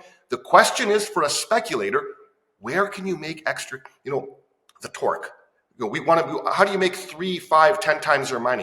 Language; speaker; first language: English; native; English